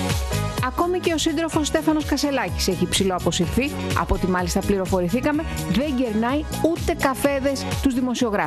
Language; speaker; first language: Greek; native; Greek